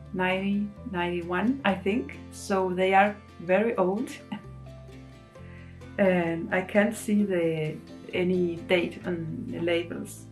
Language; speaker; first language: English; non-native, fluent; Spanish